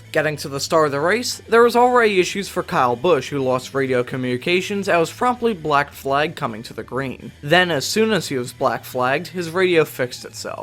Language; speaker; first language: English; native; English